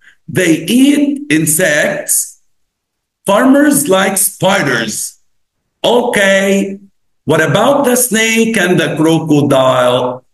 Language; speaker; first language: English; non-native, fluent; Arabic